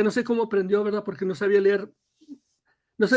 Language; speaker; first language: Spanish; early bilingual, heritage; Spanish